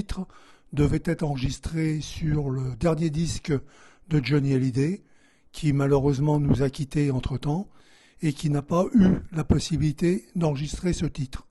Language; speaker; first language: French; native; French